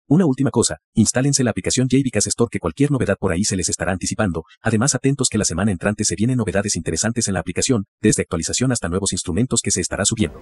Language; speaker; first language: Spanish; native; Spanish